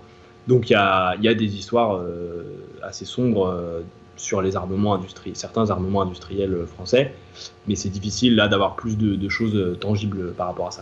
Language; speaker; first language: French; native; French